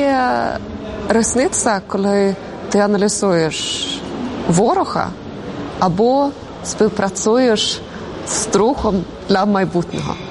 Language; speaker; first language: Ukrainian; non-native, fluent; Swedish